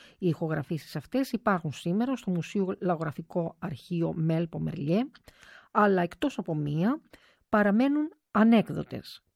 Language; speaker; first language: Greek; native; Greek